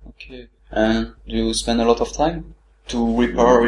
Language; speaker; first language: English; non-native, learner; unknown